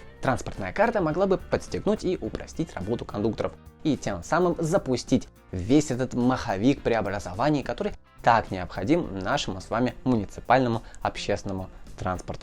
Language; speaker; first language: Russian; native; Russian